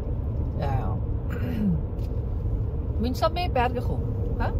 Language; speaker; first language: German; native; German